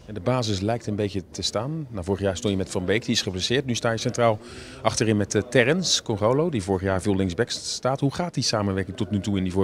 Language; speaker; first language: Dutch; native; Dutch